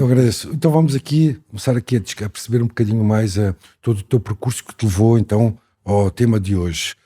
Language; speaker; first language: Portuguese; native; Portuguese